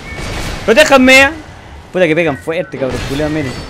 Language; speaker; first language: Spanish; native; Spanish